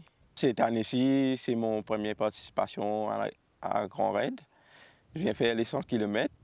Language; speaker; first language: French; non-native, local second language; Morisyen